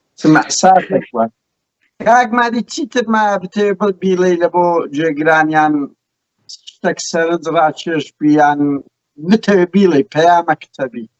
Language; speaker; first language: Central Kurdish; native; Central Kurdish